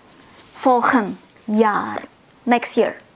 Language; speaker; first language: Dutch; non-native, fluent; Indonesian